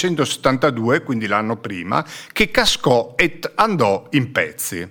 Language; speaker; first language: Italian; native; Italian